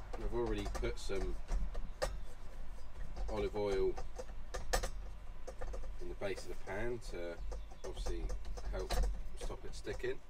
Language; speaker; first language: English; native; English